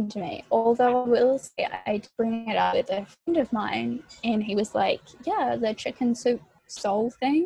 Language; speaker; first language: English; native; English